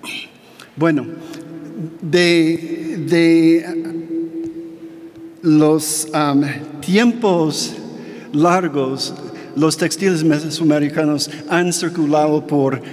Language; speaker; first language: Spanish; non-native, fluent; English